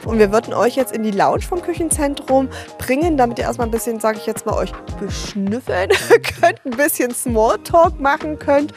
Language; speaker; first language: German; native; German